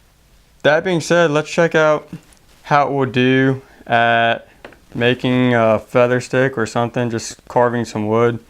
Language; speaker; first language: English; native; English